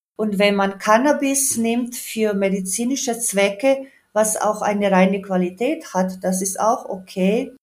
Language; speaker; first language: German; non-native, fluent; Croatian